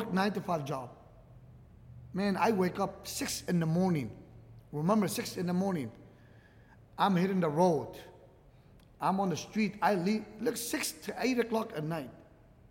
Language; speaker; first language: English; early bilingual, other home language; Arabic